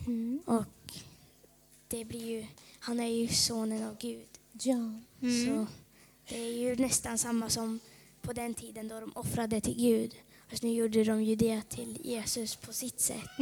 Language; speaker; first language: Swedish; native; Swedish